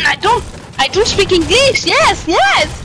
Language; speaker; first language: English; non-native, learner; French